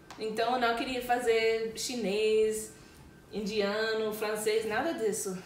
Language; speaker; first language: Portuguese; non-native, fluent; English